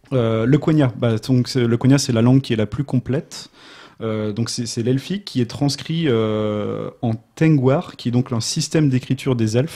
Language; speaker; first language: French; native; French